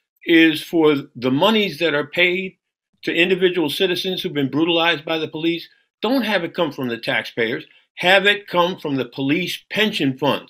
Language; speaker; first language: English; native; English